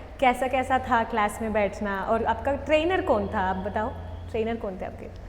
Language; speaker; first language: Hindi; non-native, local second language; Tamil